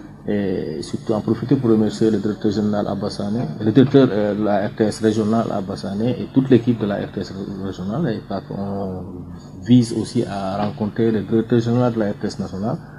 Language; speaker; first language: French; non-native, local second language; Fula